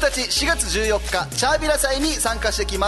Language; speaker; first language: Japanese; native; Japanese